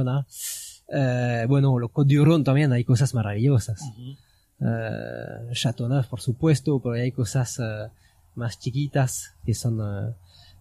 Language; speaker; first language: Spanish; non-native, fluent; French